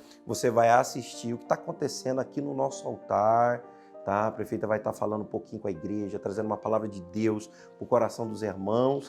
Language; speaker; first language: Portuguese; native; Portuguese